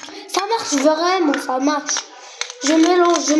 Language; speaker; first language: French; non-native, local second language; Arabic